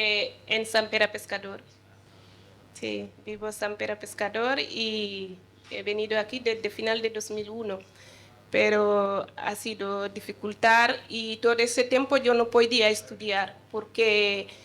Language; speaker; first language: Spanish; non-native, learner; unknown